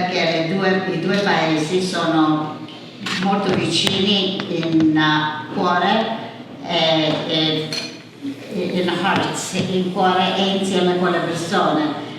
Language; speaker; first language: Italian; early bilingual, heritage; English